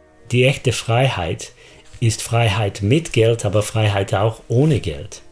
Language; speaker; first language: German; non-native, fluent; English